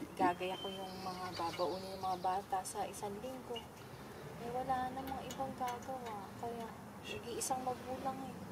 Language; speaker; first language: Filipino; native; Filipino